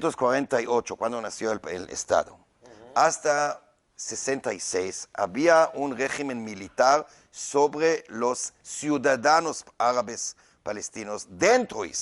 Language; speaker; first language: Spanish; non-native, learner; Hebrew